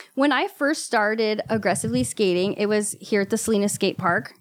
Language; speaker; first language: English; native; English